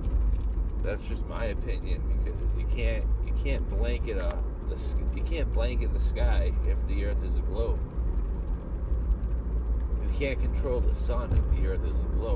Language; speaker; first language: English; native; English